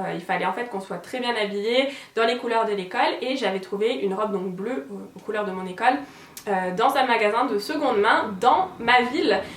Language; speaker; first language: French; native; French